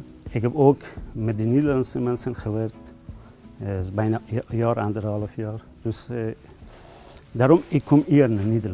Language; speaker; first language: Dutch; non-native, learner; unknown